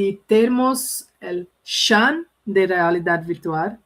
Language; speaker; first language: Spanish; non-native, learner; Portuguese